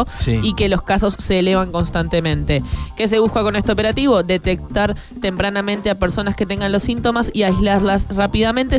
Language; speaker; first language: Spanish; native; Spanish